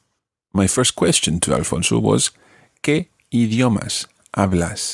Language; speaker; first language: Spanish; non-native, fluent; English